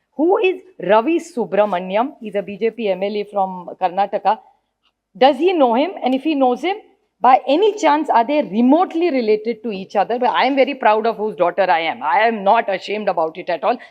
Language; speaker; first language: English; non-native, local second language; Marathi